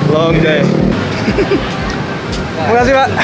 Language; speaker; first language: Indonesian; non-native, learner; English